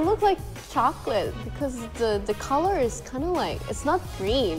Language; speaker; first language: English; non-native, fluent; Thai